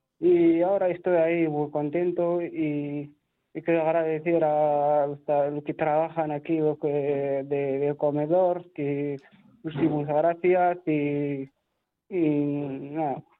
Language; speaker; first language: Spanish; non-native, learner; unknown